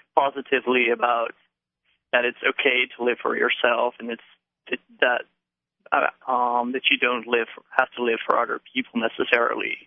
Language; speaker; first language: English; non-native, fluent; Dutch